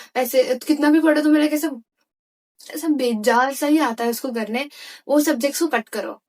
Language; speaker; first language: Hindi; non-native, local second language; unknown